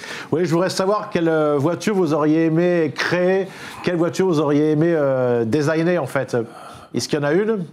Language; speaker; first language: French; native; French